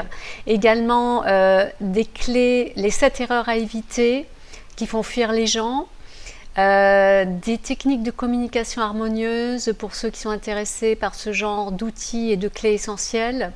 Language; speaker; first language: French; native; French